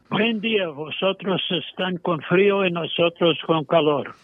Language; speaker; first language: Spanish; non-native, fluent; English